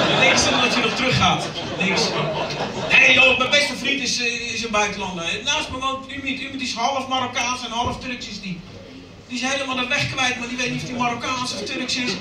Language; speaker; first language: Dutch; early bilingual, other home language; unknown